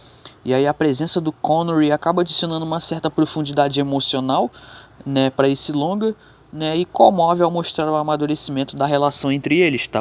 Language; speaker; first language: Portuguese; native; Portuguese